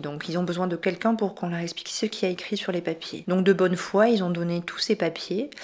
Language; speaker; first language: French; native; French